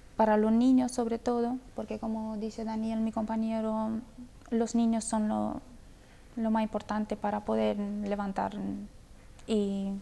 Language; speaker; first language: Spanish; non-native, fluent; Romanian